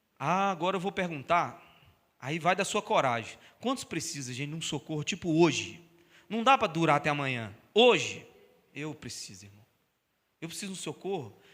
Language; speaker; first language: Portuguese; native; Portuguese